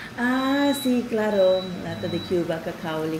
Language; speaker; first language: Spanish; non-native, learner; Filipino